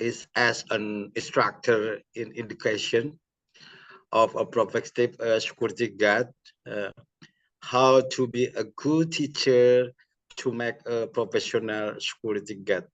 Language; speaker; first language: English; non-native, learner; Indonesian